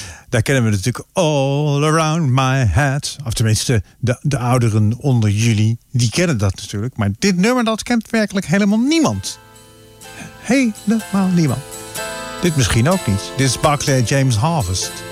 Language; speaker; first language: Dutch; native; Dutch